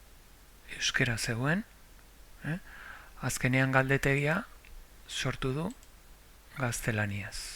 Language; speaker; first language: Basque; non-native, local second language; Spanish